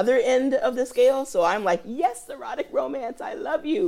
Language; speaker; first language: English; native; English